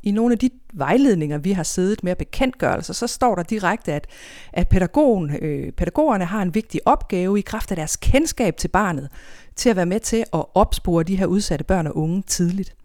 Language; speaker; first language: Danish; native; Danish